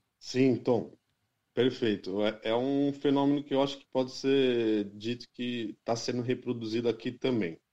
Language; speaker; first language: Portuguese; native; Portuguese